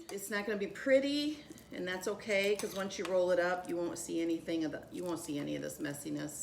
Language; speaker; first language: English; native; English